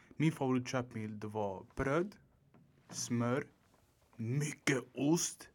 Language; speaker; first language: Swedish; early bilingual, other home language; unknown